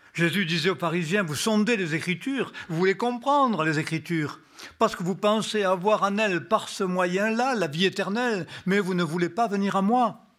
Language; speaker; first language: French; native; French